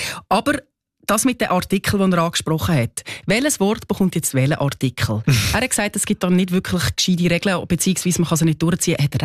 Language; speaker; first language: German; native; German